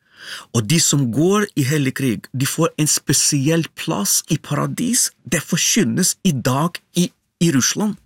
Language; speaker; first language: Norwegian; non-native, learner; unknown